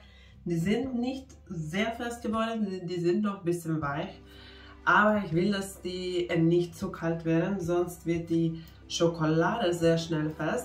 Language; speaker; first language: German; non-native, fluent; Finnish